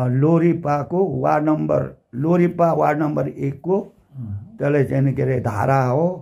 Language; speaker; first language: Nepali; non-native, local second language; Limbu